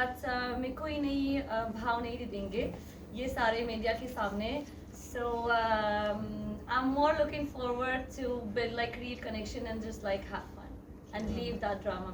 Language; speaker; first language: Hindi; non-native, learner; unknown